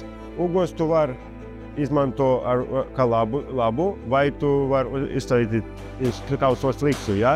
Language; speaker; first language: Latvian; non-native, local second language; Russian